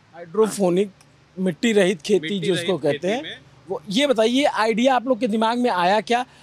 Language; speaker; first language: Hindi; native; Hindi